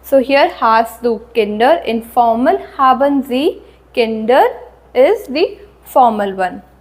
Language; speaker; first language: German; non-native, fluent; Hindi